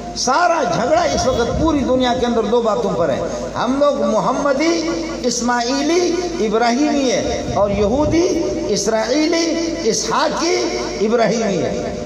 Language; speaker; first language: Urdu; non-native, local second language; Baluchi